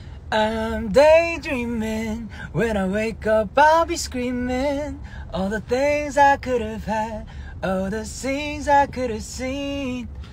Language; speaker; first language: English; early bilingual, other home language; Korean